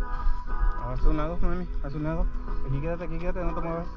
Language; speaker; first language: Spanish; native; Spanish